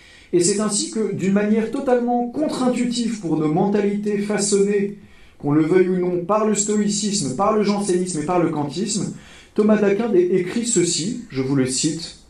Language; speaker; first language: French; native; French